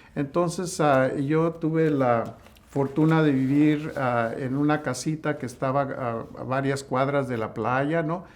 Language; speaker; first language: Spanish; early bilingual, other home language; English